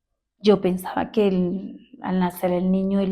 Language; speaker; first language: Spanish; native; Spanish